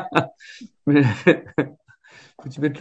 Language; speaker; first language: French; native; French